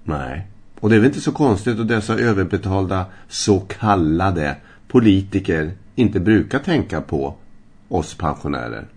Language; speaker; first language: Swedish; native; Swedish